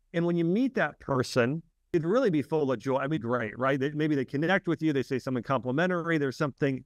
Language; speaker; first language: English; native; English